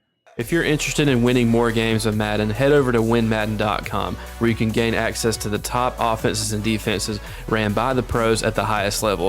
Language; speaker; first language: English; native; English